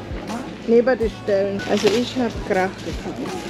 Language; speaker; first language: German; native; German